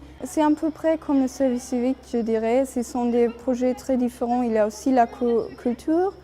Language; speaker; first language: French; non-native, fluent; German